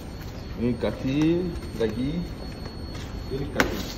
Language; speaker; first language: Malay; non-native, learner; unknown